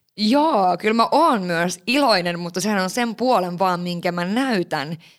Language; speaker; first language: Finnish; early bilingual, heritage; Finnish